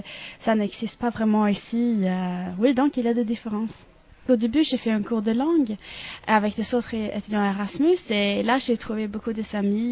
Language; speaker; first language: French; non-native, fluent; Swedish